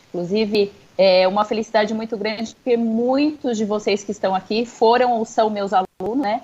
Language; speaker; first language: Portuguese; native; Portuguese